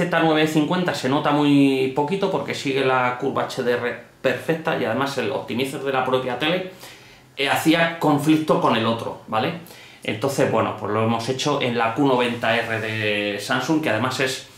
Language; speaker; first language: Spanish; native; Spanish